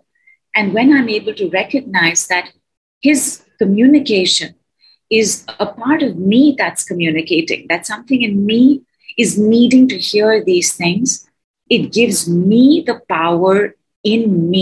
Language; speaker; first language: English; non-native, local second language; Hindi